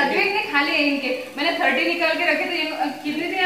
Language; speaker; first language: Hindi; non-native, local second language; Marathi